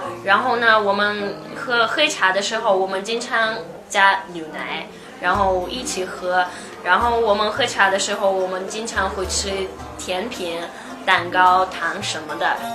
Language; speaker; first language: Chinese; non-native, fluent; Russian